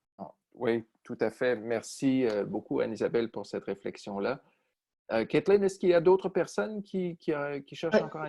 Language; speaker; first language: French; native; French